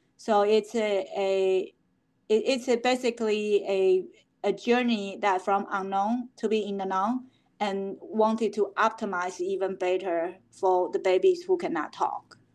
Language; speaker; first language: English; non-native, fluent; Chinese